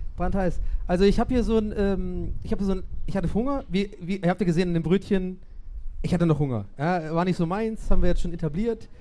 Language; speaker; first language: German; native; German